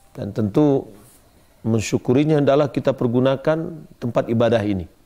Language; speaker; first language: Malay; non-native, local second language; Minangkabau